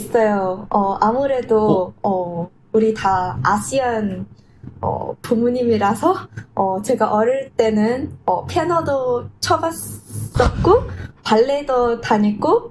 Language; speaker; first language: Korean; non-native, learner; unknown